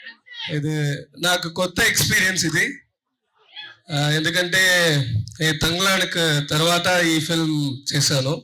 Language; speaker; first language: Telugu; non-native, learner; Tamil